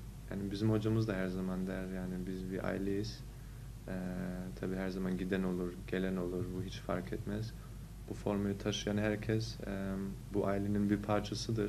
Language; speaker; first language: Turkish; early bilingual, heritage; Turkish